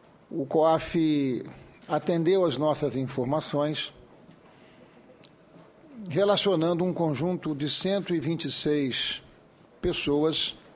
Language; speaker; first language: Portuguese; native; Portuguese